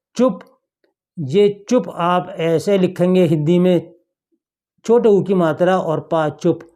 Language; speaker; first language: Hindi; native; Hindi